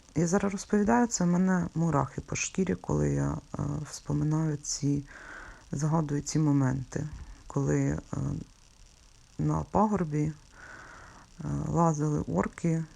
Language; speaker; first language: Ukrainian; non-native, local second language; Russian